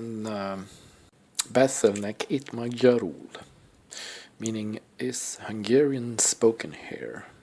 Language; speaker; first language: Hungarian; non-native, learner; English